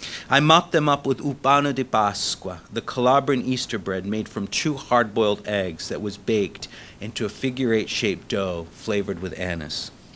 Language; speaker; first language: English; early bilingual, other home language; Italian